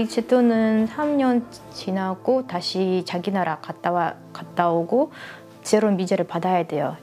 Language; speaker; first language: Korean; early bilingual, heritage; Korean